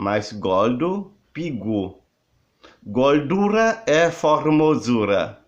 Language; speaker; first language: Portuguese; non-native, learner; Haitian Creole